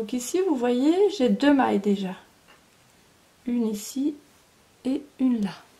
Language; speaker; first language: French; native; French